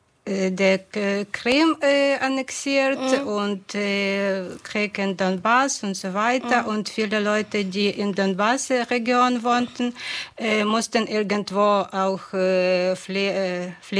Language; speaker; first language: German; non-native, fluent; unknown